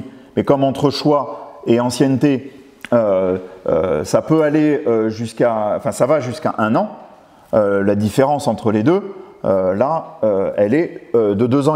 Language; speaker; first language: French; native; French